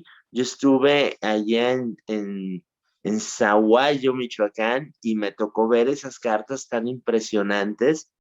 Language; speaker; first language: Spanish; native; Spanish